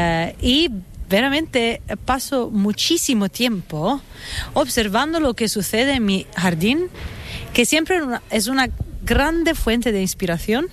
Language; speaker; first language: Spanish; non-native, fluent; Italian